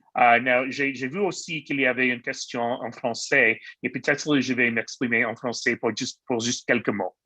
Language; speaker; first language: French; non-native, learner; English